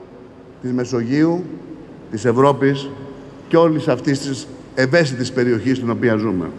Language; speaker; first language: Greek; native; Greek